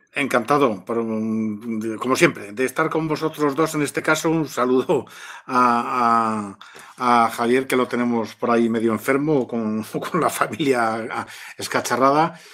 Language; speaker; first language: Spanish; native; Spanish